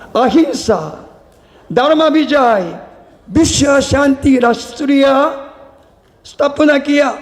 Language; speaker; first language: Hindi; non-native, learner; Japanese